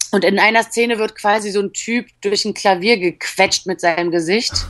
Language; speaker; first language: German; early bilingual, other home language; Polish